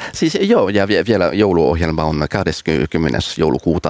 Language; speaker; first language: Finnish; non-native, fluent; French